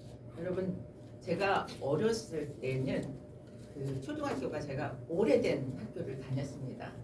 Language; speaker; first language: Korean; native; Korean